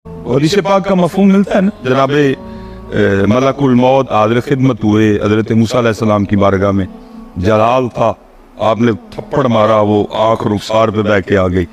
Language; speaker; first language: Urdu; non-native, local second language; Punjabi